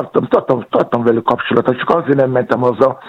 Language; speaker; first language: Hungarian; non-native, fluent; Yoruba